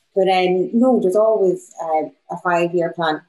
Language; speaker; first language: English; native; English